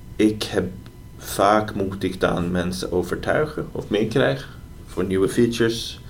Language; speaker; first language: Dutch; non-native, fluent; Swedish